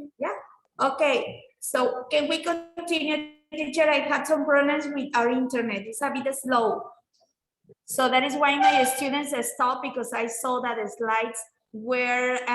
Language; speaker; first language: English; non-native, fluent; Spanish